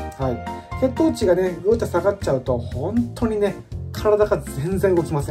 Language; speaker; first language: Japanese; native; Japanese